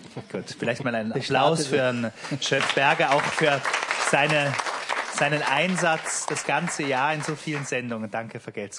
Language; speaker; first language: German; native; German